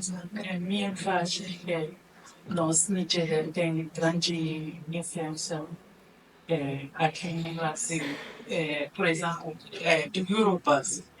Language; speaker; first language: Portuguese; non-native, learner; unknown